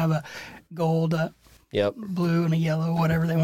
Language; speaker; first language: English; native; English